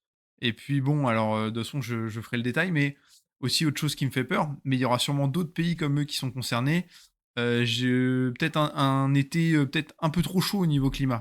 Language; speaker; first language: French; native; French